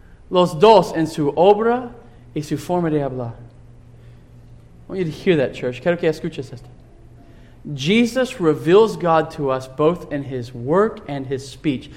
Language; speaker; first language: Spanish; non-native, fluent; English